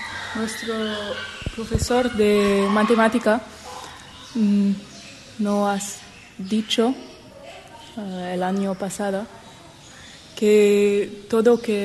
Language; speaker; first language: Spanish; non-native, learner; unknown